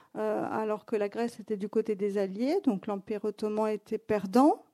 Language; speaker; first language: French; non-native, fluent; Greek